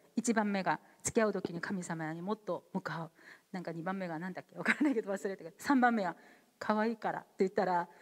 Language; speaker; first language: Japanese; non-native, fluent; Korean